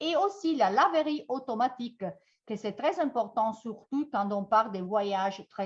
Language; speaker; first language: French; non-native, fluent; Italian